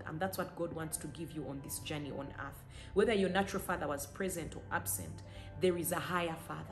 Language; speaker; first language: English; native; English